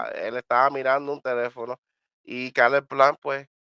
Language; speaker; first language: Spanish; native; Spanish